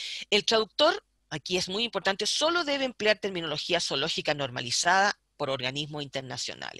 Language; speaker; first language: Spanish; native; Spanish